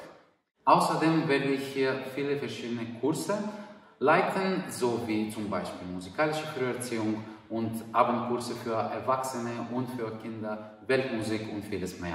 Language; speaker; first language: German; non-native, fluent; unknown